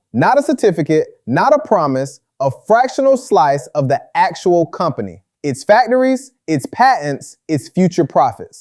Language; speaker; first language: English; native; English